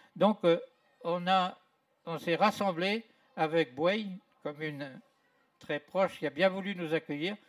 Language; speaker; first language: French; native; French